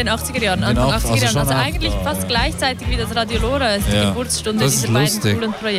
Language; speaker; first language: German; native; German